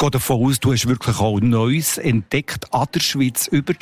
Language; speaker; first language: German; native; German